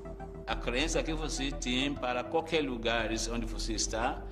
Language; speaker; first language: Portuguese; non-native, fluent; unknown